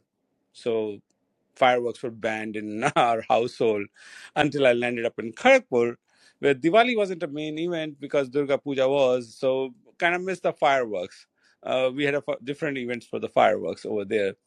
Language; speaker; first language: English; non-native, local second language; Hindi